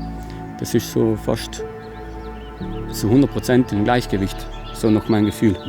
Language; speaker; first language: German; native; German